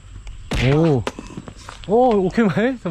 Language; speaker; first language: Thai; non-native, learner; Korean